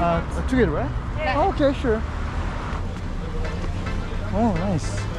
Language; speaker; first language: English; non-native, learner; Korean